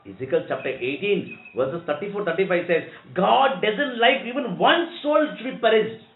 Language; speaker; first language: English; non-native, local second language; Telugu